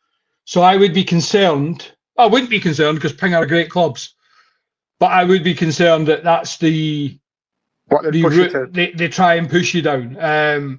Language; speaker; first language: English; native; English